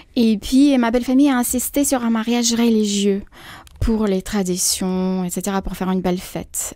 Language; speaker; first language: French; non-native, fluent; Russian